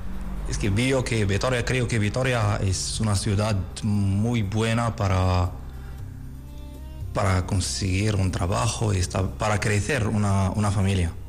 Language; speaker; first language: Spanish; non-native, learner; Arabic